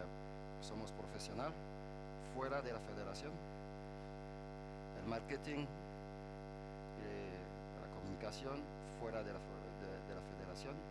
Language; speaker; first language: Spanish; non-native, fluent; French